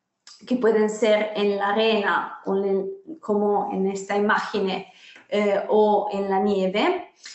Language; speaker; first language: Spanish; non-native, fluent; Italian